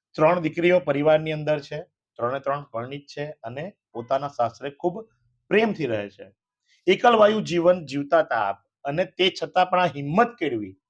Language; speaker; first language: Gujarati; native; Gujarati